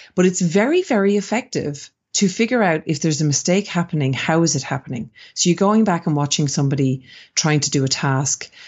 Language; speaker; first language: English; native; English